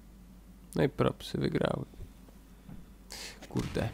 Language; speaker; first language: Polish; native; Polish